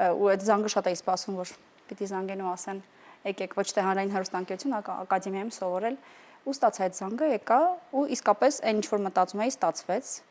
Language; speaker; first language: Armenian; native; Armenian